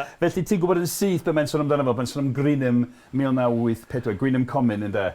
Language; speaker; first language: Welsh; non-native, fluent; English